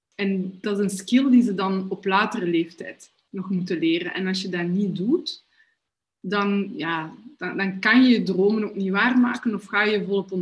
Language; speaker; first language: Dutch; native; Dutch